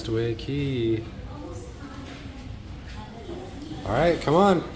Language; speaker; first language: English; native; English